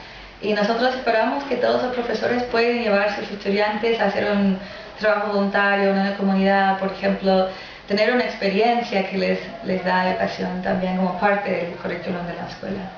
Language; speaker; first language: Spanish; non-native, fluent; English